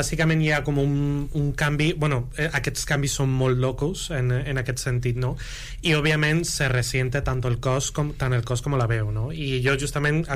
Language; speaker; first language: Catalan; non-native, local second language; Spanish